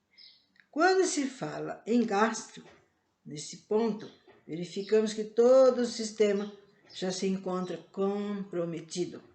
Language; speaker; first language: Portuguese; native; Portuguese